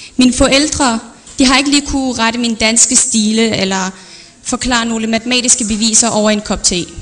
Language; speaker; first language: Danish; early bilingual, other home language; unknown